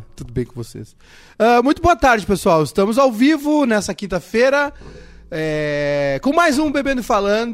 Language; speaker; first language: Portuguese; native; Portuguese